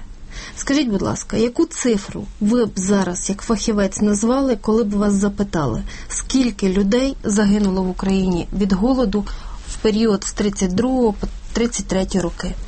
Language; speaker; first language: Ukrainian; native; Ukrainian